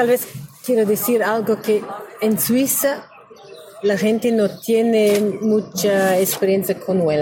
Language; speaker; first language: Spanish; non-native, learner; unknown